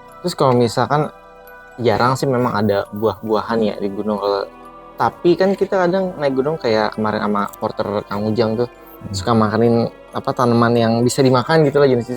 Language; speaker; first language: Indonesian; native; Indonesian